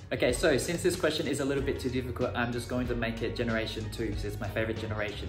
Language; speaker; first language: English; native; English